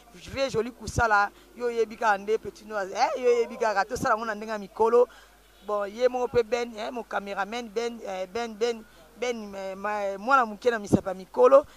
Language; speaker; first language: Lingala; native; Lingala